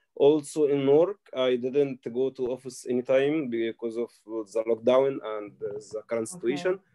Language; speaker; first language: English; non-native, learner; Arabic